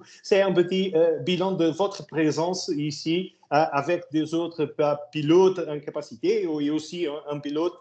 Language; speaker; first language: French; non-native, learner; Portuguese